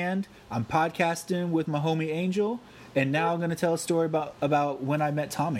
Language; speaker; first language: English; native; English